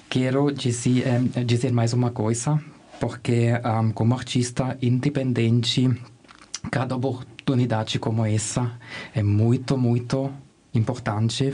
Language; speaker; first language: Portuguese; non-native, fluent; German